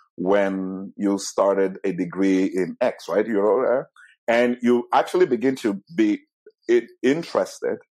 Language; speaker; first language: English; non-native, fluent; Italian